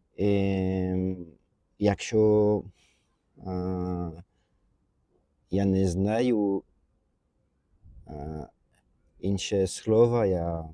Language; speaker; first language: Ukrainian; non-native, learner; French